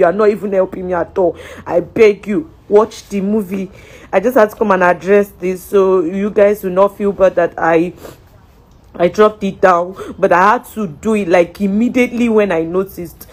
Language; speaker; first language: English; non-native, local second language; Yoruba